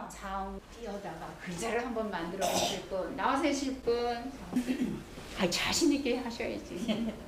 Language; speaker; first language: Korean; native; Korean